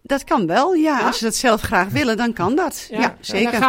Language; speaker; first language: Dutch; native; Dutch